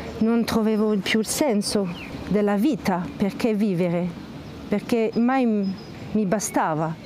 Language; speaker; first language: Italian; non-native, fluent; French